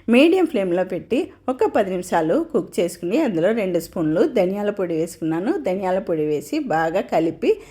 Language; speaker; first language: Telugu; non-native, local second language; Tamil